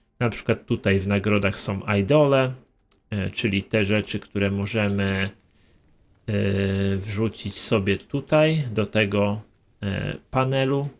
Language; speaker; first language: Polish; native; Polish